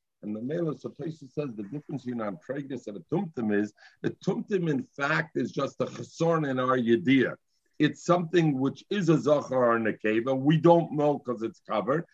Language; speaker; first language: English; native; English